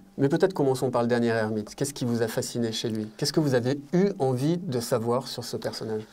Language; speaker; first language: French; native; French